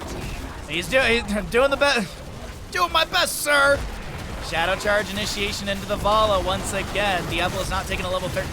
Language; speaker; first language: English; native; English